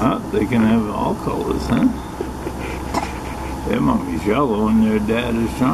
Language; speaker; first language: English; native; English